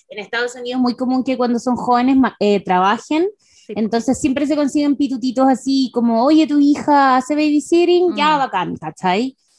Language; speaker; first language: Spanish; native; Spanish